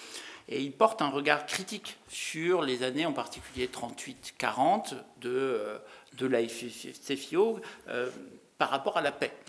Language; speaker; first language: French; native; French